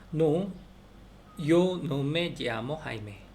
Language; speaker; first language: Spanish; non-native, learner; Korean